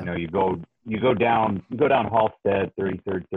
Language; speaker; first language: English; native; English